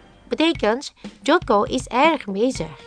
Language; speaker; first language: Dutch; non-native, fluent; Indonesian